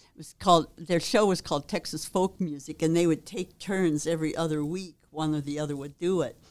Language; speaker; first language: English; native; English